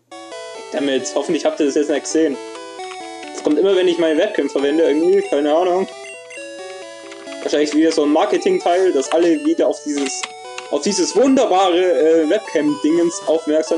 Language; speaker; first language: German; native; German